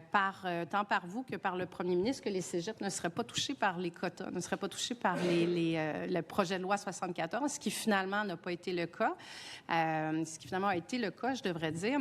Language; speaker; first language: French; native; French